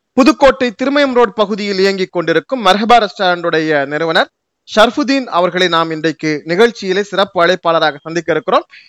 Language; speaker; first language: Tamil; native; Tamil